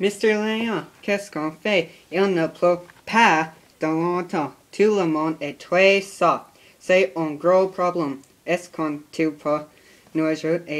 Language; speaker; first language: French; non-native, learner; English